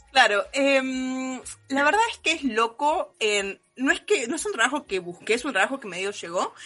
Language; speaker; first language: Spanish; native; Spanish